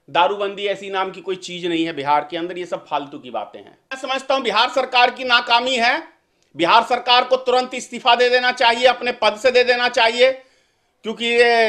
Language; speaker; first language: Hindi; native; Hindi